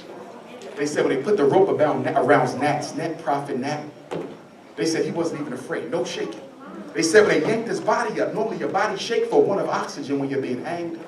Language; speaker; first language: English; native; English